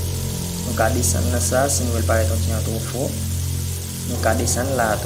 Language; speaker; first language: French; non-native, learner; Haitian Creole